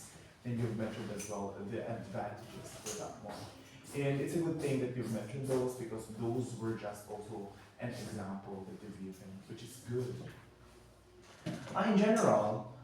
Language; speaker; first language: English; non-native, fluent; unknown